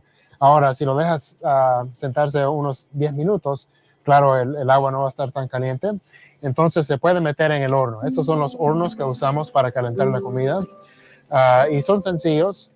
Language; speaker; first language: Spanish; early bilingual, heritage; Spanish